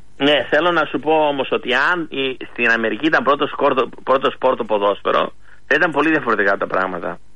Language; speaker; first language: Greek; early bilingual, heritage; Greek